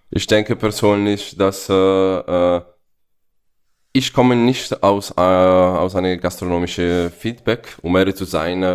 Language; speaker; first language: German; non-native, fluent; Italian